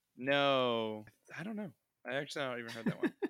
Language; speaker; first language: English; native; English